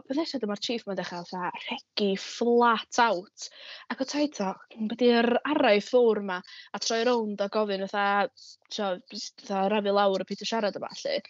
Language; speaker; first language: Welsh; native; Welsh